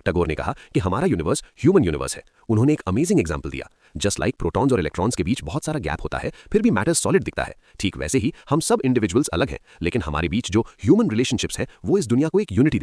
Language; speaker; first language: Hindi; native; Hindi